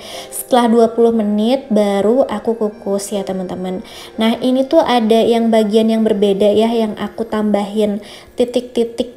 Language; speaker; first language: Indonesian; native; Indonesian